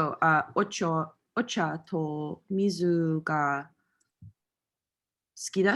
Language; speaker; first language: Japanese; non-native, learner; English